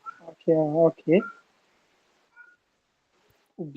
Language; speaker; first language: German; non-native, learner; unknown